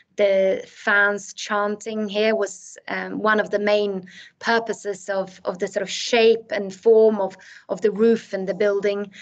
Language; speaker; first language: English; non-native, fluent; Swedish